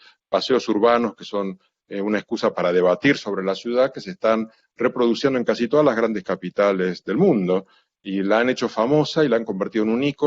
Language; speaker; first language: Spanish; native; Spanish